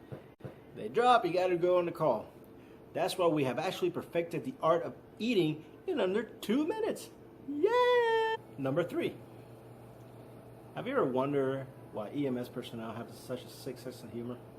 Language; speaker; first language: English; native; English